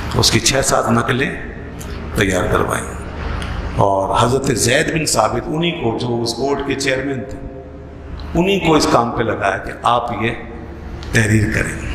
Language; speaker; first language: Urdu; native; Urdu